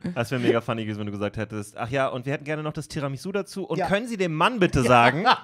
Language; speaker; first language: German; native; German